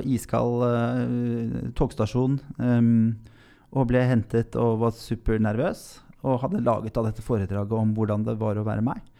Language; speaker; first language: Norwegian; native; Norwegian